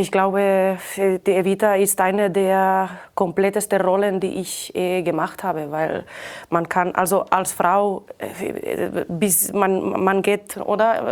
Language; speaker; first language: German; non-native, fluent; Catalan